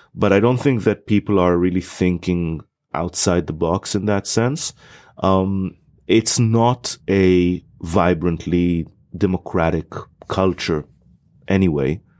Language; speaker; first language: English; non-native, fluent; Hebrew